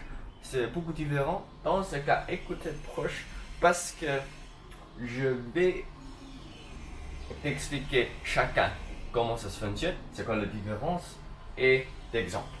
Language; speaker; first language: French; non-native, learner; Chinese